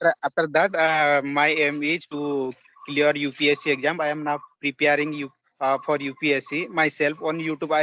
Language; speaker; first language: English; non-native, learner; Odia